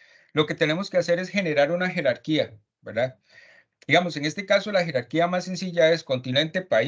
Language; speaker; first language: Spanish; native; Spanish